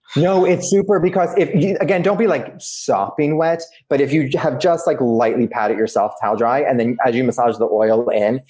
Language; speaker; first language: English; early bilingual, other home language; Italian